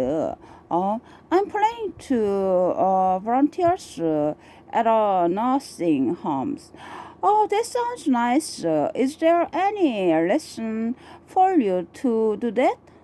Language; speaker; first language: English; non-native, learner; Korean